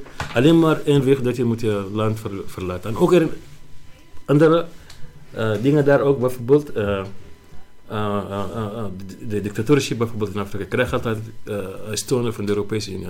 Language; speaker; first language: Dutch; non-native, learner; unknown